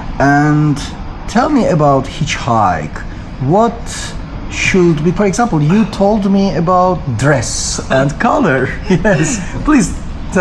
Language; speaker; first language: English; non-native, learner; Turkish